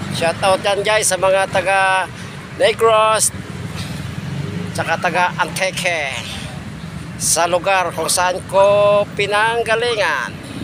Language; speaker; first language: Filipino; non-native, local second language; Hiligaynon